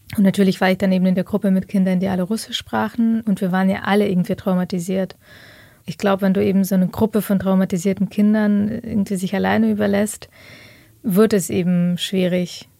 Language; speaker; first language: German; early bilingual, other home language; Russian